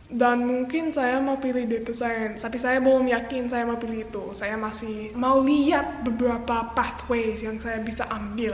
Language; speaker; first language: Indonesian; non-native, local second language; English